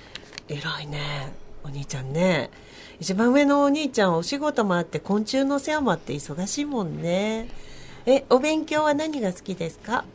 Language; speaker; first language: Japanese; native; Japanese